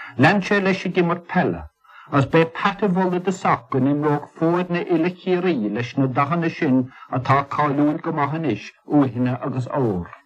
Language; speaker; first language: Irish; native; Irish